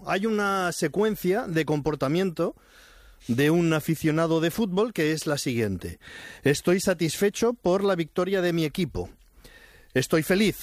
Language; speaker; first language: Spanish; native; Spanish